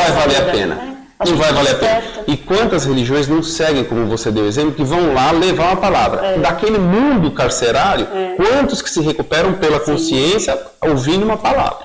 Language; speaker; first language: Portuguese; native; Portuguese